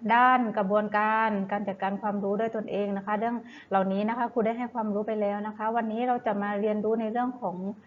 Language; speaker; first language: Thai; native; Thai